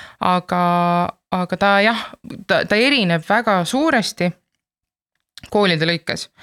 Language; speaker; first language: Estonian; native; Estonian